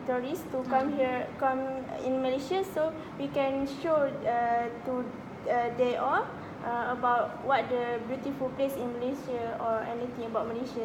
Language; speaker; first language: English; non-native, local second language; Malay